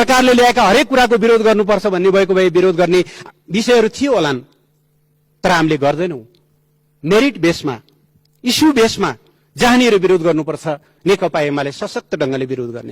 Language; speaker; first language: Nepali; native; Nepali